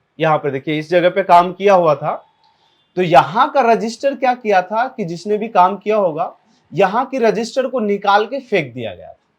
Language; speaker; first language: Hindi; native; Hindi